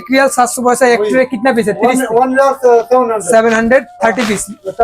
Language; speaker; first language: Hindi; non-native, learner; Bangla